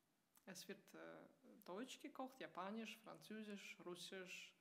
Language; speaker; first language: German; non-native, fluent; Russian